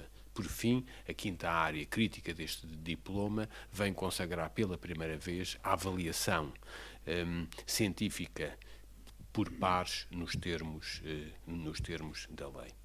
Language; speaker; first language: Portuguese; native; Portuguese